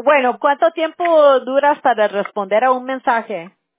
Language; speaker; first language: Spanish; early bilingual, heritage; Spanish